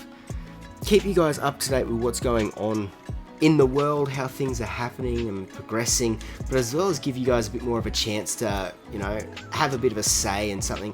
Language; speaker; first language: English; native; English